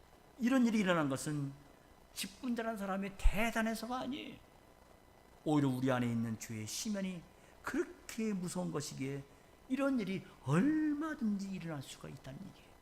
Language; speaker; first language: Korean; native; Korean